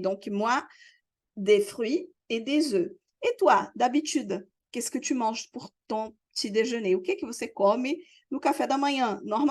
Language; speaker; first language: French; non-native, fluent; Portuguese